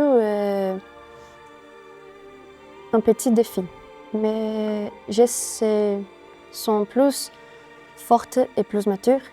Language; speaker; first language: French; non-native, learner; Portuguese